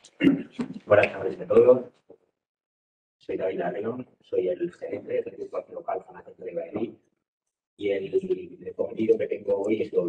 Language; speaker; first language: Spanish; native; Spanish